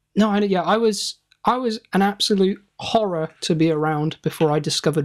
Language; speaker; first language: English; native; English